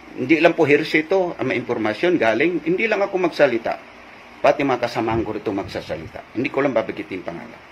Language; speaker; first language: Filipino; non-native, local second language; Cebuano